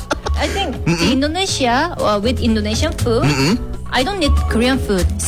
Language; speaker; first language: English; non-native, learner; Korean